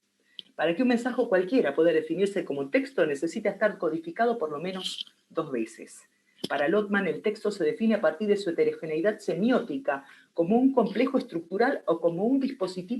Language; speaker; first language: Spanish; native; Spanish